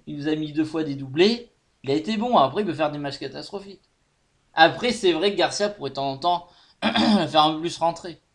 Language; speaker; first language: French; native; French